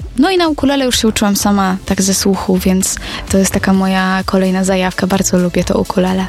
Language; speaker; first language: Polish; native; Polish